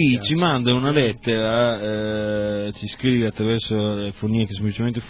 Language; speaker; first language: Italian; native; Italian